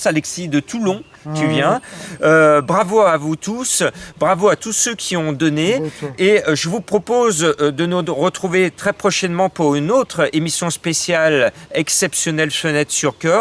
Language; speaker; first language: French; native; French